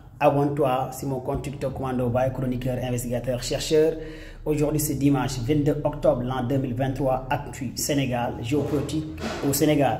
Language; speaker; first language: French; non-native, local second language; Wolof